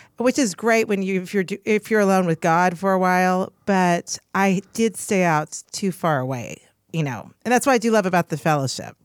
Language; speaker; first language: English; native; English